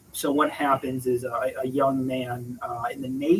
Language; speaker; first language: English; native; English